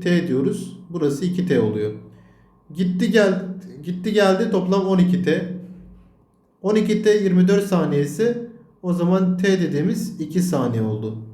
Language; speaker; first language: Turkish; native; Turkish